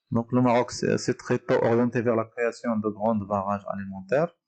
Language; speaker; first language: French; non-native, local second language; Arabic